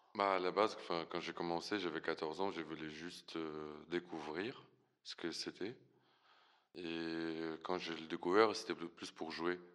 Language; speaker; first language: French; non-native, fluent; Russian